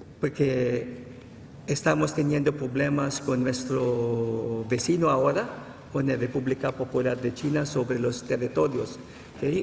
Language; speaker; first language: Spanish; non-native, fluent; Filipino